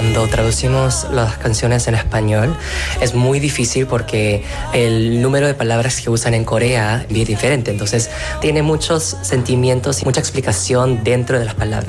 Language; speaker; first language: Spanish; non-native, fluent; Korean